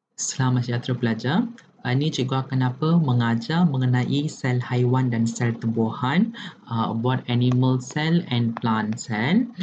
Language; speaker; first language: Malay; non-native, local second language; Tamil